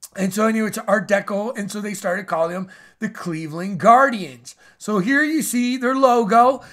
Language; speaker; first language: English; native; English